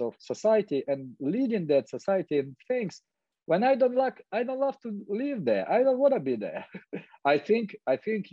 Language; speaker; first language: English; non-native, fluent; Ukrainian